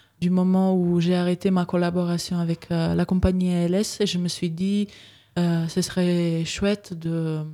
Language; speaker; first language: French; non-native, fluent; Italian